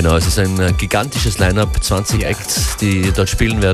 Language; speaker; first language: German; native; German